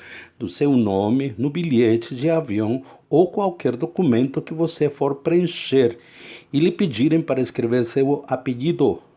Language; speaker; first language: Portuguese; non-native, fluent; Spanish